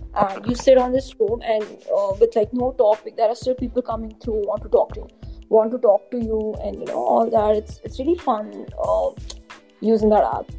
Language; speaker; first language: English; non-native, local second language; Hindi